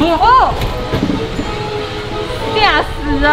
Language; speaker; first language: Chinese; native; Chinese